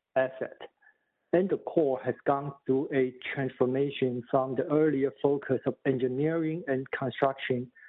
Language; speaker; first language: English; non-native, fluent; Chinese